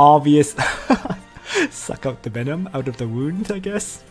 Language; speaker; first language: English; native; English